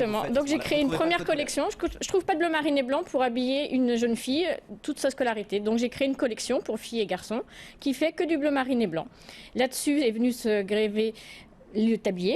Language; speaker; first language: French; native; French